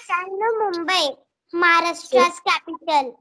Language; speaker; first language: English; non-native, learner; Marathi